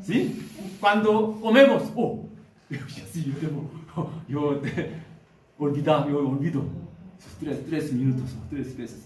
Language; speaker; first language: Spanish; non-native, learner; Korean